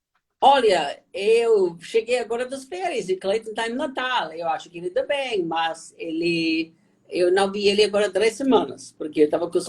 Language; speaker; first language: Portuguese; non-native, fluent; German